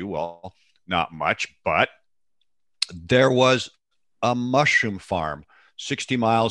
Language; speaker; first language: English; native; English